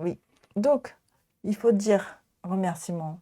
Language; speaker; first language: French; non-native, learner; Japanese